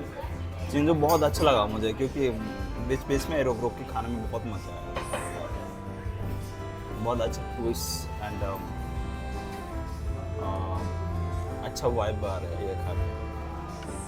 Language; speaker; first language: Hindi; non-native, local second language; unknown